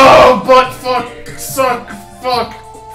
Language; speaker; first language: English; native; English